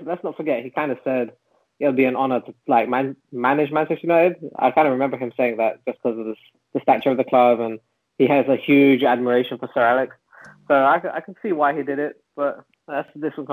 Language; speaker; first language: English; native; English